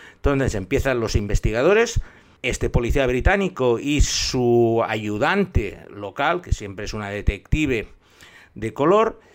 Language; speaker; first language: Spanish; native; Spanish